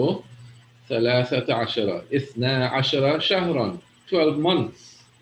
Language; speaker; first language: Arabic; non-native, fluent; English